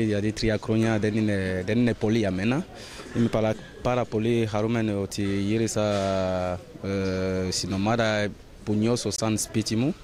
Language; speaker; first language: Greek; non-native, fluent; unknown